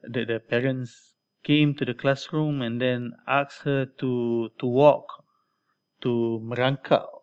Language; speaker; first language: English; non-native, local second language; Malay